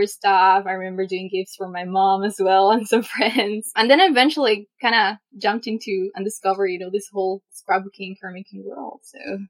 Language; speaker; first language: English; non-native, fluent; Spanish